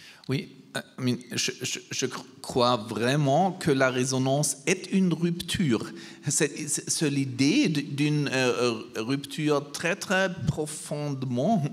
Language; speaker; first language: French; non-native, learner; German